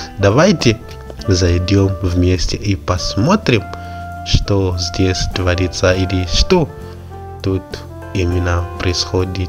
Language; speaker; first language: Russian; non-native, learner; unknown